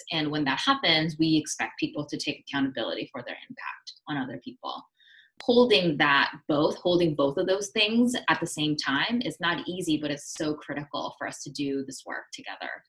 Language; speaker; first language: English; early bilingual, other home language; Korean